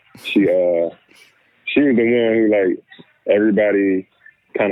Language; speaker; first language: English; native; English